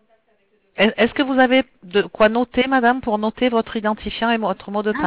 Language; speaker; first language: French; native; French